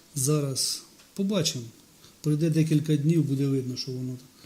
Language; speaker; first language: Ukrainian; non-native, local second language; Russian